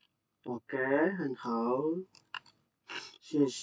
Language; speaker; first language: Chinese; non-native, fluent; Indonesian